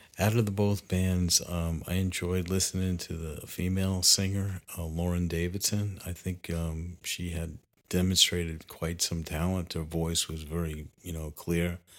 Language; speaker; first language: English; native; English